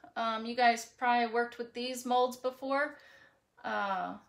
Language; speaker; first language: English; native; English